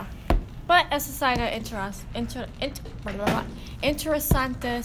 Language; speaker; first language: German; non-native, learner; English